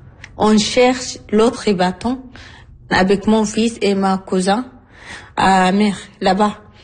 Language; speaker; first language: French; non-native, learner; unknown